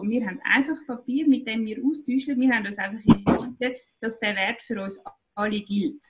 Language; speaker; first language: German; native; German